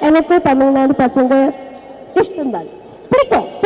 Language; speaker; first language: Tamil; non-native, learner; Malayalam